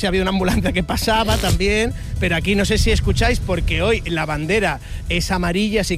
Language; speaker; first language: Spanish; native; Spanish